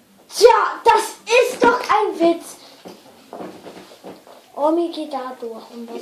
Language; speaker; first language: German; native; German